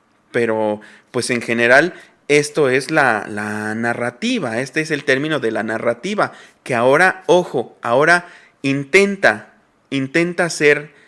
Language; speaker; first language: Spanish; native; Spanish